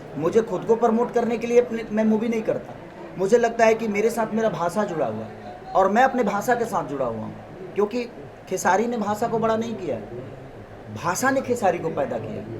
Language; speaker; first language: Hindi; non-native, local second language; Bhojpuri